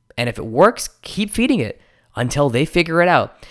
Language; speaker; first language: English; native; English